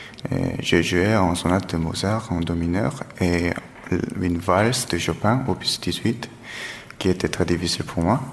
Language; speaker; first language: French; non-native, fluent; Korean